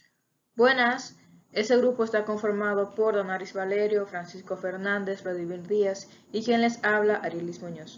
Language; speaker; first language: Spanish; native; Spanish